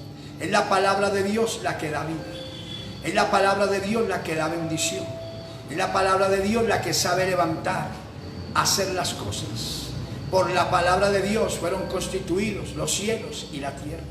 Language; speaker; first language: Spanish; native; Spanish